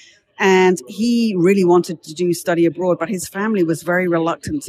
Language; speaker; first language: English; native; English